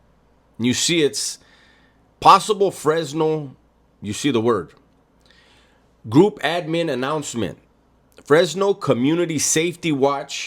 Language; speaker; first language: English; native; English